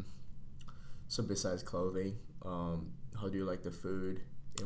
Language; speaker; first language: English; non-native, fluent; Chinese